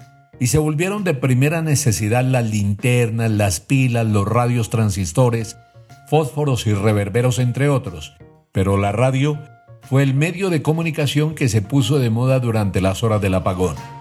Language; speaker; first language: Spanish; native; Spanish